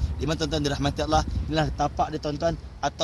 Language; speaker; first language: Malay; native; Malay